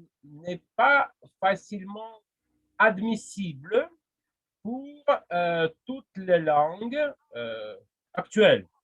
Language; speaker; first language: French; non-native, fluent; Russian